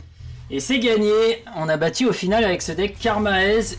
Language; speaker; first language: French; native; French